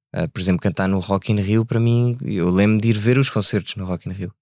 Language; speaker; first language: Portuguese; early bilingual, other home language; French